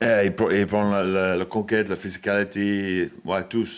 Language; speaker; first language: French; non-native, fluent; English